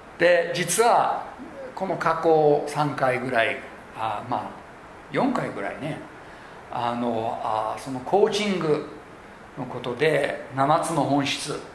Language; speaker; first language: Japanese; non-native, local second language; English